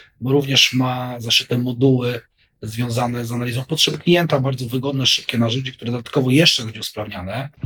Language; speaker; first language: Polish; native; Polish